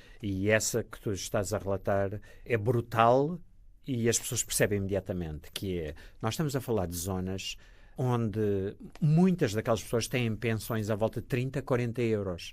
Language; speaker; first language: Portuguese; native; Portuguese